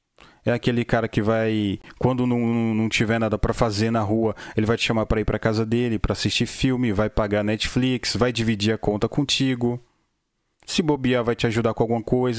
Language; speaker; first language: Portuguese; native; Portuguese